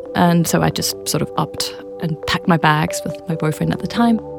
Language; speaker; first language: English; non-native, fluent; Danish